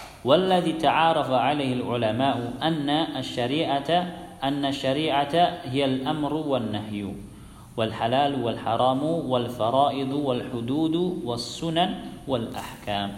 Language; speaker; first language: Arabic; non-native, fluent; Indonesian